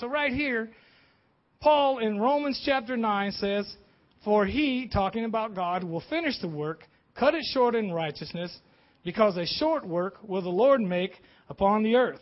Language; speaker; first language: English; native; English